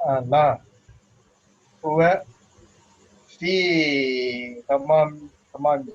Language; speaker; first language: Arabic; non-native, learner; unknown